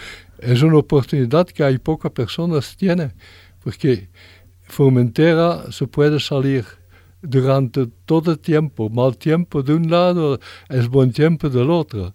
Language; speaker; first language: Spanish; non-native, fluent; French